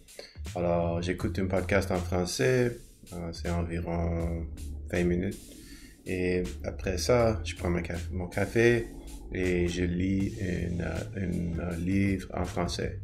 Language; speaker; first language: French; non-native, learner; English